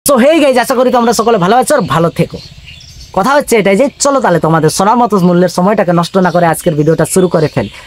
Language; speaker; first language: Bangla; non-native, local second language; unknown